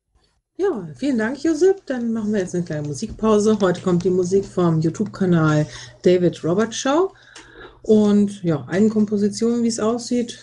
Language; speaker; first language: German; native; German